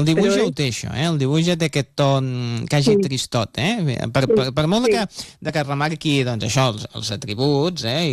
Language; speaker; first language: Catalan; native; Catalan